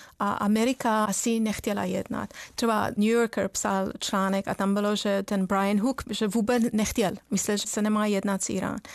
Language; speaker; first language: Czech; non-native, fluent; Persian